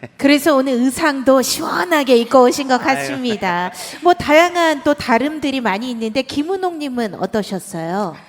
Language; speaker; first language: Korean; native; Korean